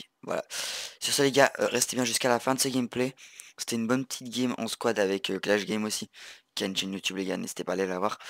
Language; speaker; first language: French; native; French